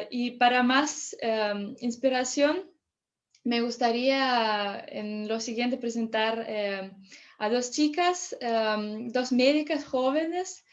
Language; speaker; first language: Spanish; non-native, fluent; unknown